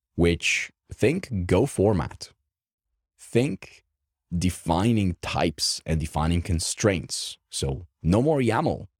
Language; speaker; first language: English; non-native, fluent; Romanian